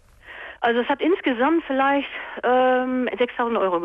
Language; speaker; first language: German; native; German